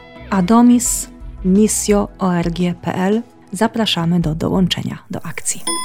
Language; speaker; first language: Polish; native; Polish